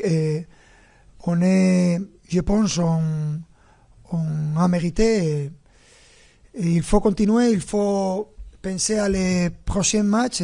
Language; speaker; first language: French; non-native, fluent; Spanish